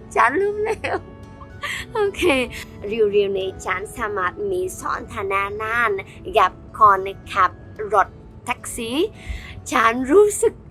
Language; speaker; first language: Thai; non-native, learner; Vietnamese